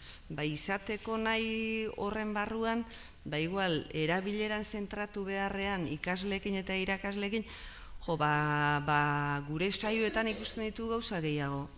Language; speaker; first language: Basque; native; Basque